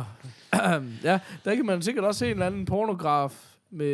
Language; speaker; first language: Danish; native; Danish